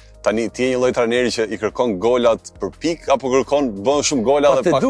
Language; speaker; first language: Albanian; native; Albanian